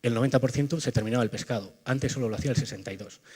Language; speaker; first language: Spanish; native; Spanish